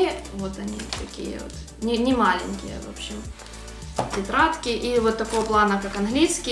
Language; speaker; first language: Russian; native; Russian